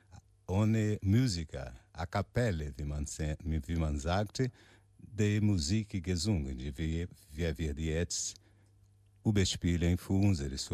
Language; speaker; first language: German; non-native, learner; Portuguese